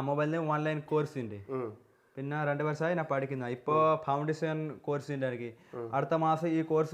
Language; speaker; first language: Malayalam; non-native, local second language; Bangla